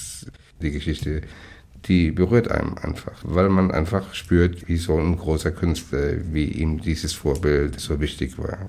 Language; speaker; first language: German; native; German